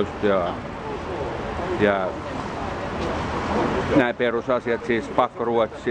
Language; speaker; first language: Finnish; early bilingual, heritage; Finnish